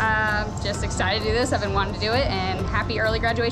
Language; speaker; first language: English; native; English